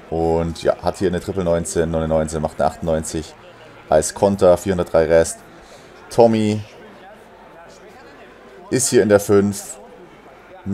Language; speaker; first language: German; native; German